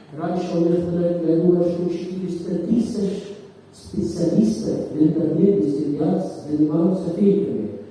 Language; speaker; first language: Russian; non-native, fluent; Arabic